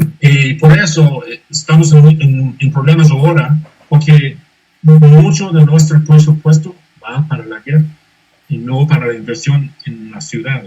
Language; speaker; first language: Spanish; non-native, fluent; English